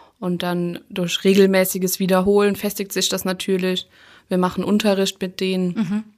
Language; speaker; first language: German; native; German